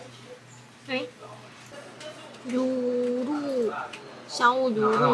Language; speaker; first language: Chinese; non-native, learner; Korean